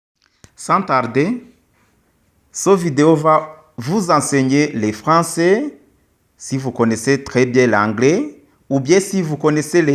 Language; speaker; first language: French; non-native, local second language; Kinyarwanda